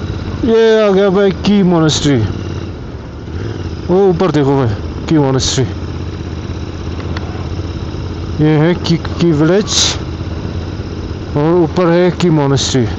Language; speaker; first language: Hindi; non-native, local second language; Tibetan